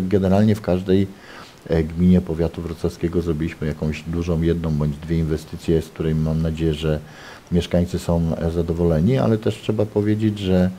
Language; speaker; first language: Polish; native; Polish